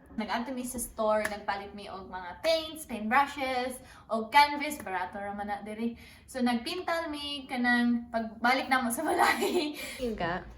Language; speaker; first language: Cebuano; non-native, local second language; English